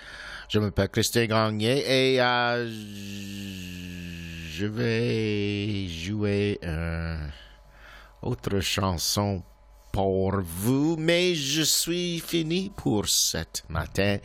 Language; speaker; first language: French; non-native, fluent; English